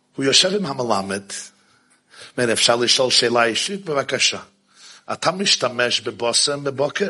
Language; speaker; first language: Hebrew; non-native, fluent; English